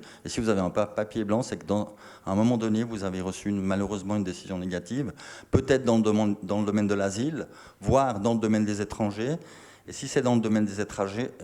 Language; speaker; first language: French; native; French